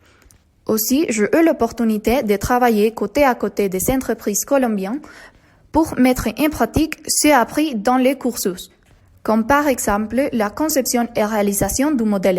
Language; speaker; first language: French; non-native, learner; Spanish